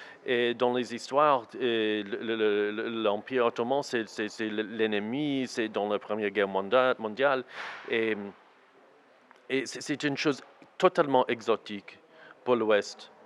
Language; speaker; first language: French; non-native, learner; English